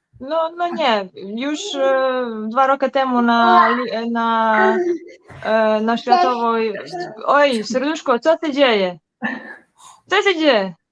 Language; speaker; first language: Polish; non-native, learner; Serbian